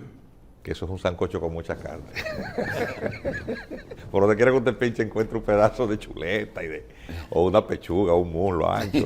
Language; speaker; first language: Spanish; native; Spanish